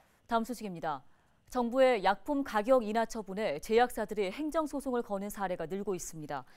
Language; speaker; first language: Korean; native; Korean